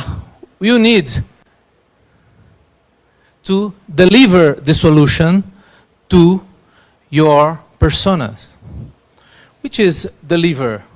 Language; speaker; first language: English; non-native, learner; Portuguese